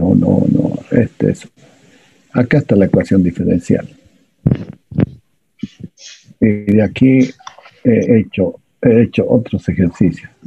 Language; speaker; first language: Spanish; native; Spanish